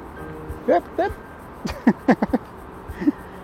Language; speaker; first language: French; native; French